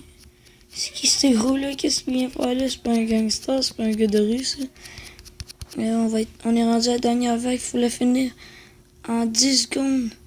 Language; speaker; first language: French; native; French